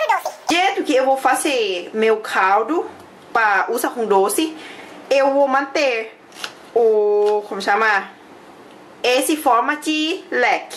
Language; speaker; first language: Portuguese; non-native, learner; Thai